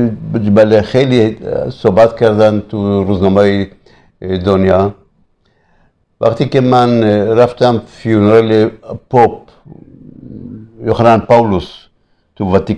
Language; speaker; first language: Persian; early bilingual, other home language; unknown